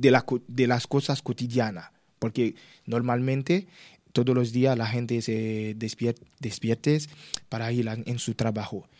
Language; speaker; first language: Spanish; non-native, learner; Haitian Creole